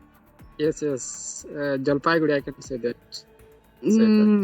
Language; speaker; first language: English; non-native, learner; Santali